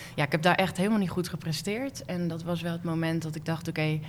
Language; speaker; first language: Dutch; native; Dutch